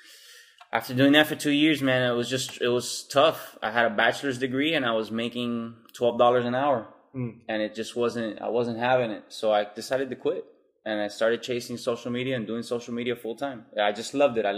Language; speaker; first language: English; native; English